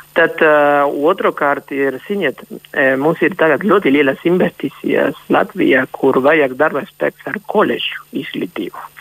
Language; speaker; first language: Latvian; non-native, fluent; Spanish